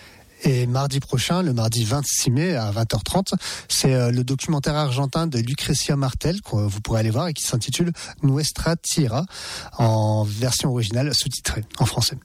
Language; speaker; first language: French; native; French